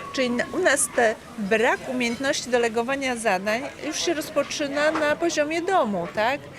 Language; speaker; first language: Polish; native; Polish